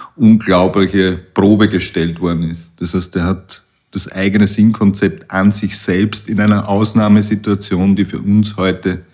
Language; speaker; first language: German; native; German